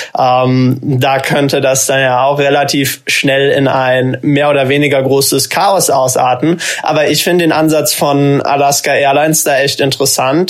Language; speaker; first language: German; native; German